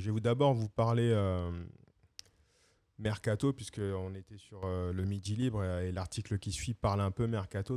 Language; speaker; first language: French; native; French